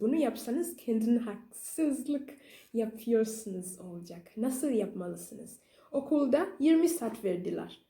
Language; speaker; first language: Turkish; non-native, learner; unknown